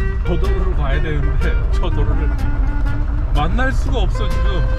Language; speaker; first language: Korean; native; Korean